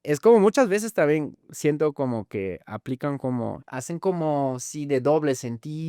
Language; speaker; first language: Spanish; non-native, fluent; German